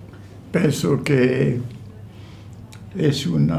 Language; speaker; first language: Spanish; non-native, fluent; French